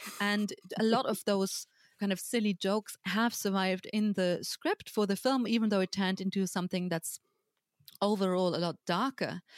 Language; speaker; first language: English; non-native, fluent; German